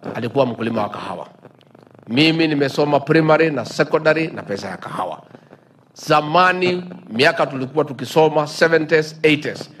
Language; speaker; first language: Swahili; non-native, local second language; Kikuyu